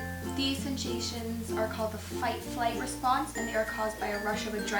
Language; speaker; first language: English; native; English